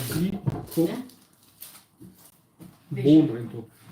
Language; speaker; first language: German; early bilingual, other home language; Kurdish